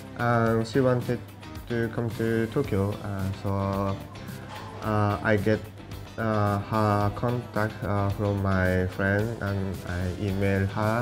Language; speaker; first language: English; non-native, learner; Japanese